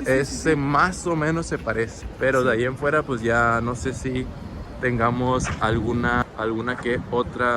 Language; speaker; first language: Spanish; native; Spanish